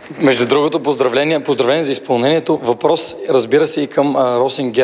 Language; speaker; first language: Bulgarian; native; Bulgarian